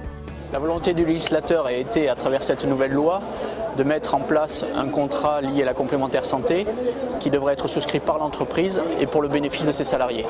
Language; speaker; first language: French; native; French